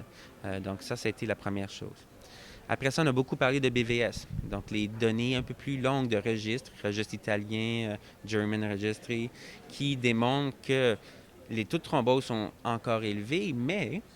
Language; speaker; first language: French; native; French